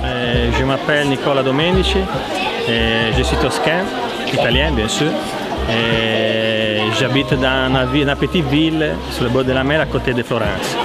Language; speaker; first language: French; non-native, learner; Italian